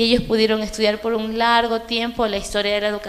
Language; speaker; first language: Spanish; native; Spanish